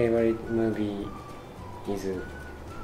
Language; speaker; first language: Japanese; native; Japanese